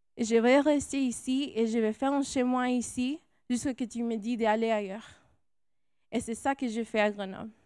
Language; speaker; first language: French; non-native, fluent; English